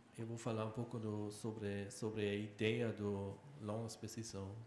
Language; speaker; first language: Portuguese; non-native, learner; German